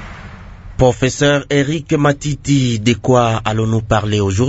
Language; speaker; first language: French; non-native, local second language; Lingala